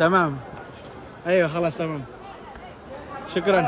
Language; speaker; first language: Arabic; non-native, learner; Indonesian